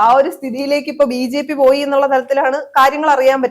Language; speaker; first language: Malayalam; native; Malayalam